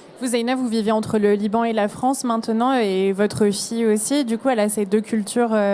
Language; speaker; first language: French; native; French